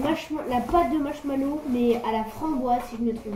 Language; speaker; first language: French; native; French